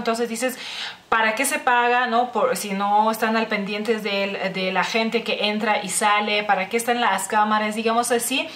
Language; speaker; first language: Spanish; non-native, fluent; Lithuanian